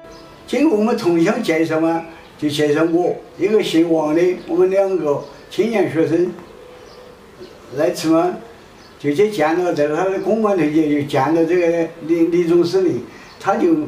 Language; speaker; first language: Chinese; non-native, local second language; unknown